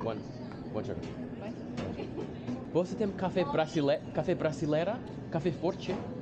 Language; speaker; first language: Portuguese; non-native, learner; English